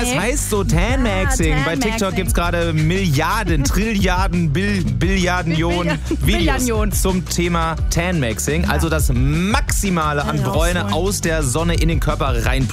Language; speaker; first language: German; native; German